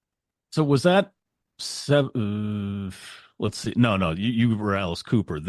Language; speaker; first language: English; native; English